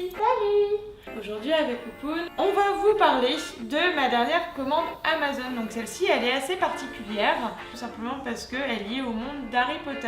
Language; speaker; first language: French; native; French